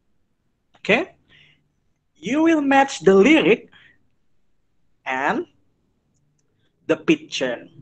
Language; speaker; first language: English; non-native, fluent; Indonesian